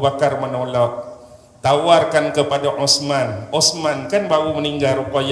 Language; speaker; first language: Malay; native; Malay